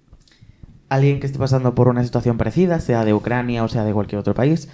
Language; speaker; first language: Spanish; native; Spanish